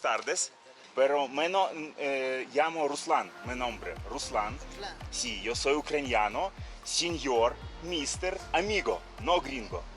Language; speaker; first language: Spanish; non-native, learner; Ukrainian